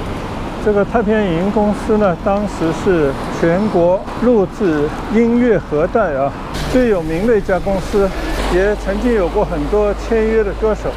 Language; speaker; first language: Chinese; non-native, local second language; Cantonese